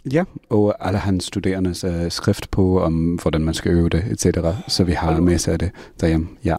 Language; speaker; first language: Danish; non-native, fluent; English